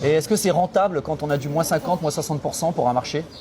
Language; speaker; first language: French; native; French